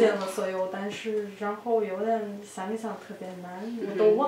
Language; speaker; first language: Chinese; non-native, fluent; Russian